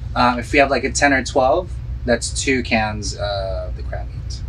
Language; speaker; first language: English; early bilingual, other home language; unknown